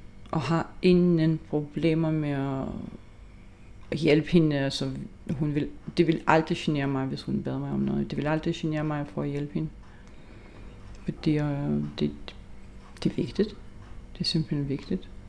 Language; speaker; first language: Danish; non-native, fluent; Lithuanian